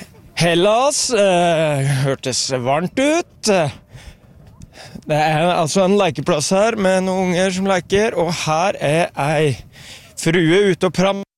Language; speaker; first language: Norwegian; native; Norwegian